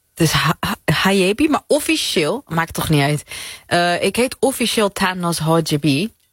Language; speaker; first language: Dutch; early bilingual, other home language; Persian